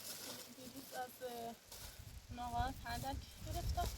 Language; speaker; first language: Persian; native; Persian